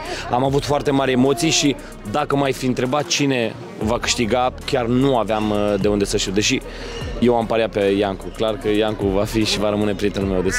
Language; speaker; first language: Romanian; native; Romanian